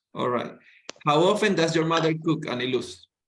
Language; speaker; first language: English; non-native, fluent; Spanish